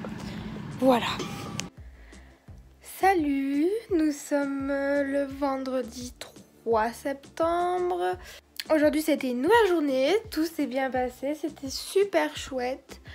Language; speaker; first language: French; native; French